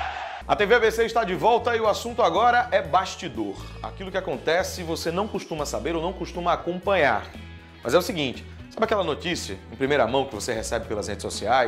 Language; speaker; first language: Portuguese; native; Portuguese